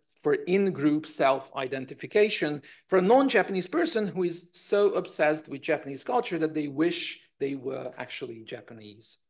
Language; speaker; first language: English; non-native, fluent; Hungarian